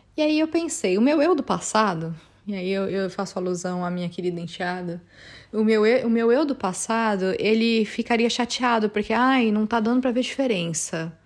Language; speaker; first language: Portuguese; native; Portuguese